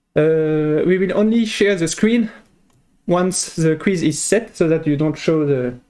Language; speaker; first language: English; non-native, fluent; French